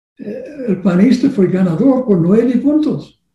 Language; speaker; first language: Spanish; non-native, learner; English